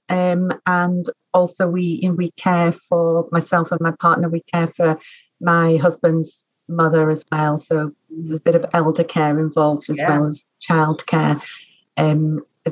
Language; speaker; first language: English; native; English